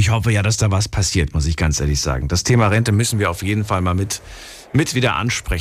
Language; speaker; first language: German; native; German